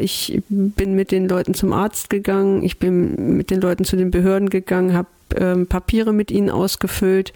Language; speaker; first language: German; native; German